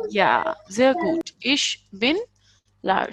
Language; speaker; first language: German; non-native, fluent; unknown